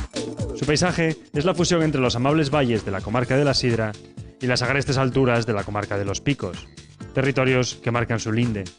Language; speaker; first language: Spanish; native; Spanish